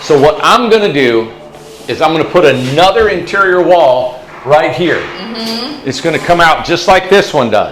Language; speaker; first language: English; native; English